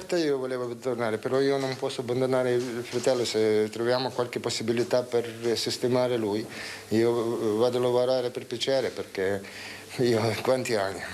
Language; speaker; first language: Italian; non-native, learner; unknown